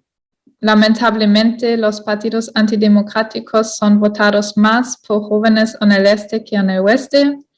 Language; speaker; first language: Spanish; non-native, fluent; German